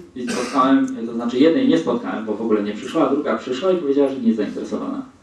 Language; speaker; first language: Polish; native; Polish